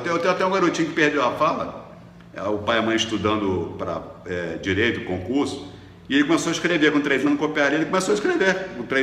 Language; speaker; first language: Portuguese; native; Portuguese